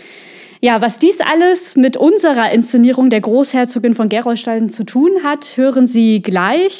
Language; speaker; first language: German; native; German